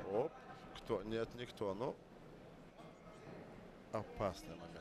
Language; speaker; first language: Russian; native; Russian